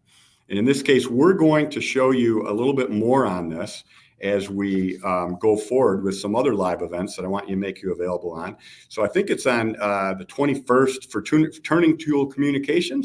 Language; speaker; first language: English; native; English